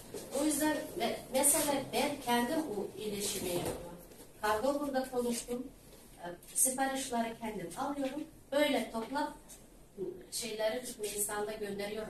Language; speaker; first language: Turkish; non-native, learner; Turkmen